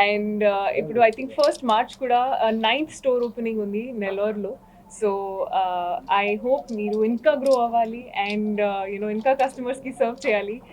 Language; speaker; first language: Telugu; non-native, learner; Hindi